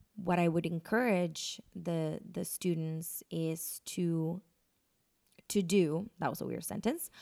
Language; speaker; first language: English; non-native, fluent; Spanish